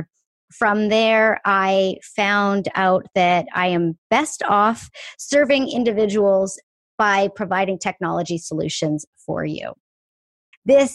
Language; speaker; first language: English; native; English